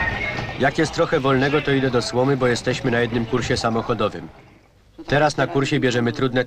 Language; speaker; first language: Polish; native; Polish